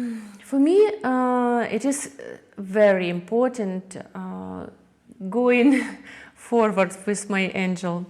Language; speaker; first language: English; non-native, learner; Russian